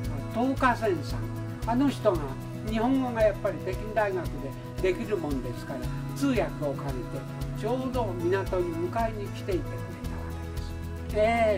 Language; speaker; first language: Japanese; native; Japanese